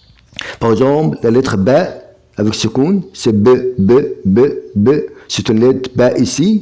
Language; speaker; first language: French; non-native, fluent; Arabic